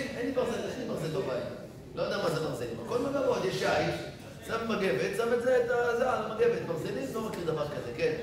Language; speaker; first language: Hebrew; native; Hebrew